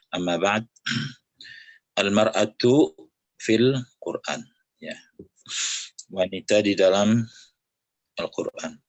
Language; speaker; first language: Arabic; non-native, fluent; Indonesian